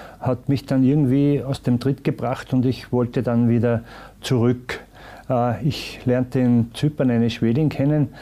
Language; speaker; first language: German; native; German